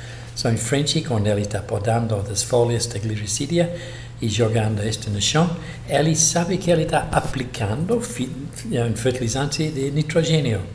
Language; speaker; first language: Portuguese; non-native, fluent; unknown